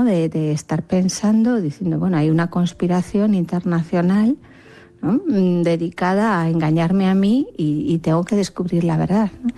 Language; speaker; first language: Spanish; native; Spanish